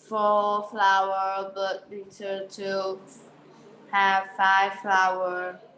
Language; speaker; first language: English; non-native, learner; Vietnamese